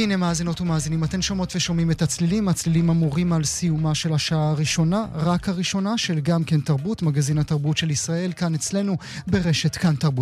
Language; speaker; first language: Hebrew; native; Hebrew